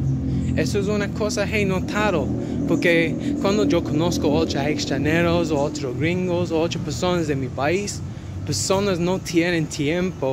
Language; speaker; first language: Spanish; non-native, learner; English